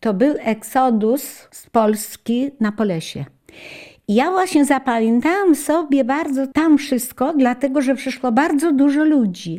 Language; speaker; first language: Polish; native; Polish